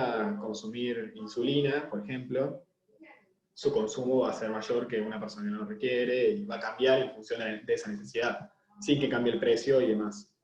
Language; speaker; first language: Spanish; native; Spanish